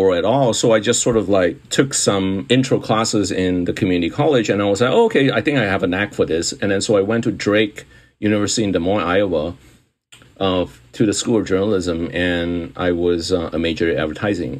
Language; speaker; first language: English; non-native, local second language; Cantonese